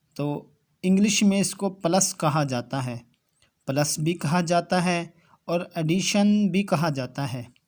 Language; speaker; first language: Urdu; native; Urdu